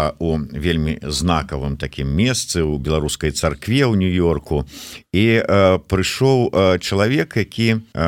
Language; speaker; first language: Belarusian; native; Belarusian